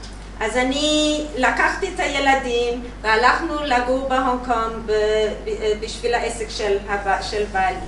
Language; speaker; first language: Hebrew; non-native, learner; English